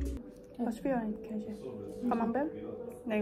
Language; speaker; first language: German; non-native, learner; Korean